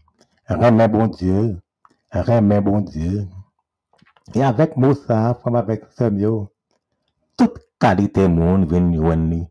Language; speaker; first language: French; non-native, local second language; Haitian Creole